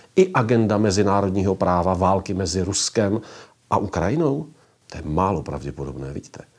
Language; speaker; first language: Czech; native; Czech